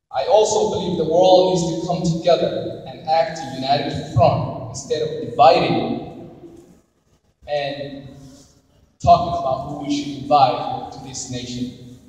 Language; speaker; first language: English; non-native, fluent; Somali